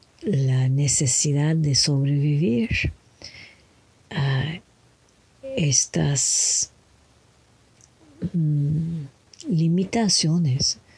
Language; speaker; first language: Spanish; non-native, learner; English